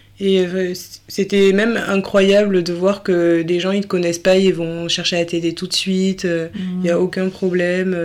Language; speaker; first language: French; native; French